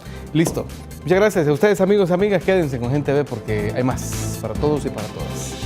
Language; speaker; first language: Spanish; native; Spanish